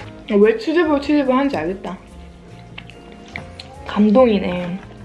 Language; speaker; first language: Korean; native; Korean